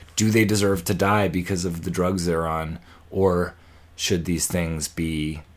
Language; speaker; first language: English; native; English